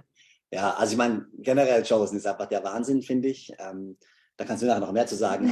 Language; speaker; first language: German; native; German